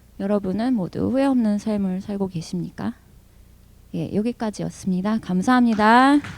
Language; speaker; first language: Korean; early bilingual, heritage; Korean